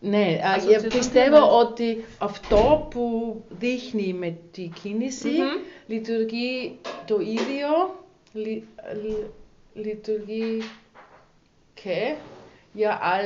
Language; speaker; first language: Greek; non-native, learner; German